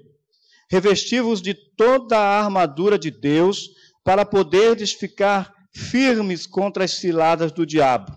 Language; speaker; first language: Portuguese; native; Portuguese